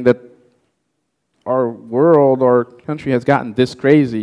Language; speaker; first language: English; non-native, fluent; Haitian Creole